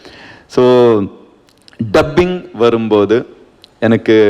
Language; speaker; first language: Tamil; non-native, learner; Kannada